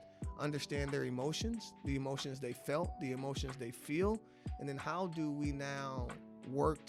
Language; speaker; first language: English; native; English